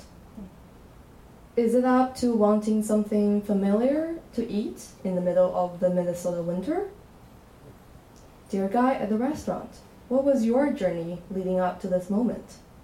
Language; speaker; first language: English; non-native, fluent; Chinese